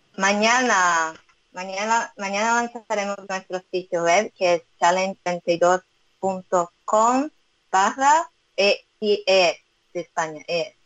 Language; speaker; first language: Spanish; non-native, fluent; Portuguese